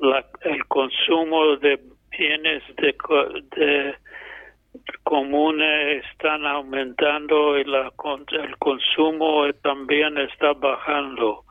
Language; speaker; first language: Spanish; non-native, fluent; English